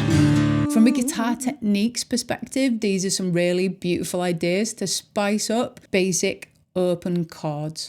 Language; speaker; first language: English; native; English